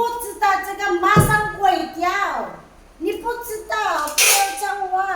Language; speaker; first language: Chinese; non-native, learner; Filipino